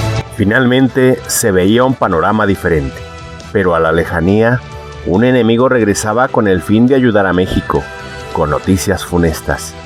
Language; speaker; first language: Spanish; native; Spanish